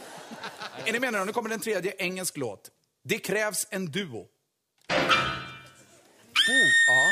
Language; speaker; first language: Swedish; native; Swedish